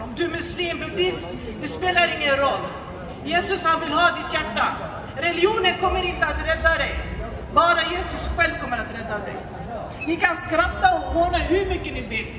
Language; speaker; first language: Swedish; non-native, fluent; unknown